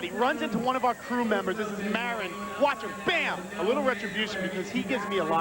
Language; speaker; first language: English; native; English